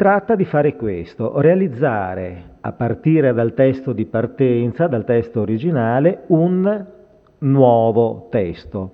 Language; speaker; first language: Italian; native; Italian